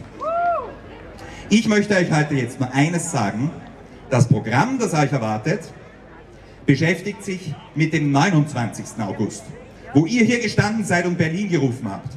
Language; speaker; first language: German; native; German